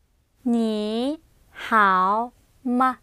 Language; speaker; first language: Chinese; non-native, learner; English